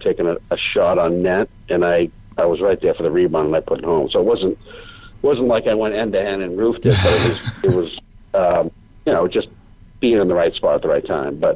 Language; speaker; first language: English; native; English